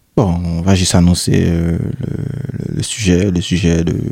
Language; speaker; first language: French; non-native, local second language; Haitian Creole